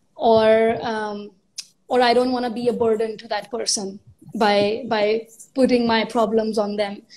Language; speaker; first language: English; non-native, local second language; Hindi